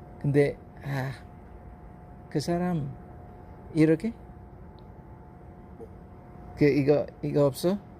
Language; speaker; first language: Korean; non-native, learner; Javanese